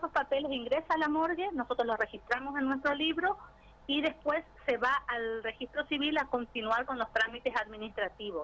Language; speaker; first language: Spanish; native; Spanish